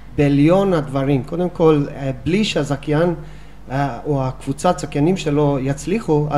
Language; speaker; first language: Hebrew; non-native, fluent; English